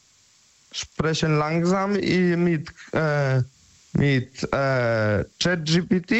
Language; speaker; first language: German; non-native, learner; Polish